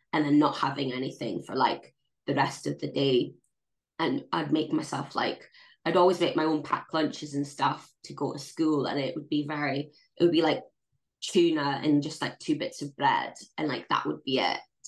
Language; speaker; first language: English; native; English